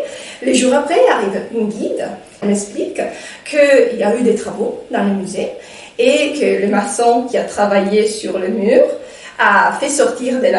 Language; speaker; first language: French; non-native, fluent; Italian